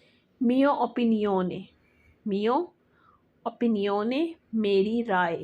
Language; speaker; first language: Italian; non-native, learner; Urdu